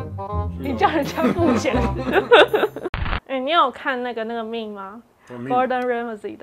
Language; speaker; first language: Chinese; native; Chinese